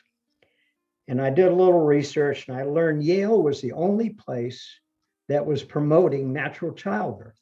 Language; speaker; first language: English; early bilingual, other home language; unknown